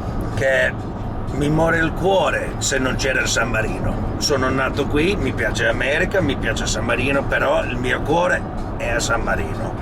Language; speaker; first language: Italian; early bilingual, heritage; Italian